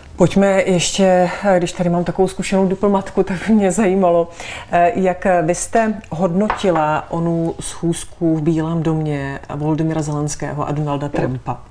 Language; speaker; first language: Czech; native; Czech